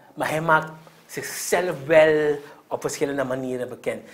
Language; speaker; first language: Dutch; non-native, local second language; Sranan Tongo